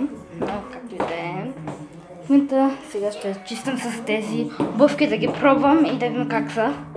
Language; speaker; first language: Bulgarian; early bilingual, heritage; Bulgarian